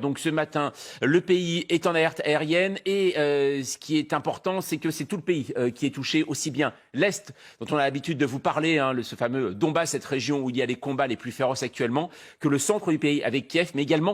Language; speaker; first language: French; native; French